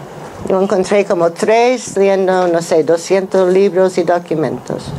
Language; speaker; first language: Spanish; non-native, fluent; English